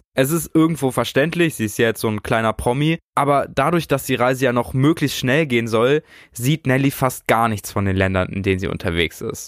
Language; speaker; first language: German; native; German